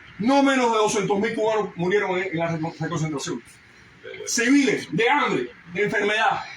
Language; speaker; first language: Spanish; early bilingual, heritage; Spanish